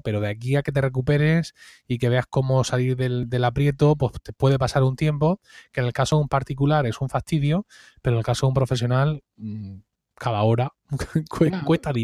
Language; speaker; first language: Spanish; native; Spanish